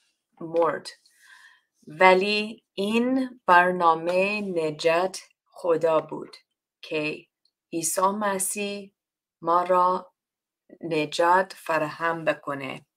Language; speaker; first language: Persian; non-native, learner; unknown